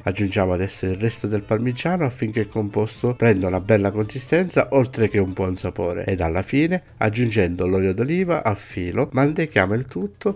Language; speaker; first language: Italian; native; Italian